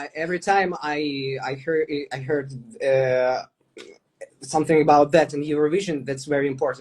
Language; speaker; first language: English; non-native, fluent; Ukrainian